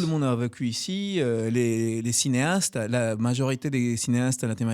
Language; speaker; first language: French; non-native, fluent; Spanish